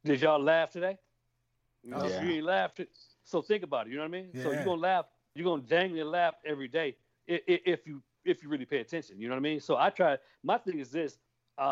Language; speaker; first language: English; native; English